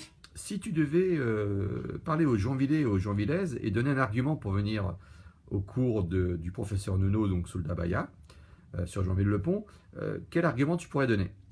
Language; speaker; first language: French; native; French